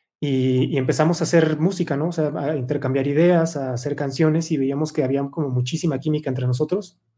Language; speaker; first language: Spanish; native; Spanish